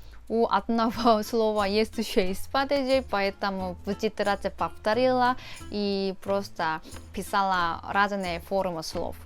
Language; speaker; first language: Russian; non-native, fluent; Korean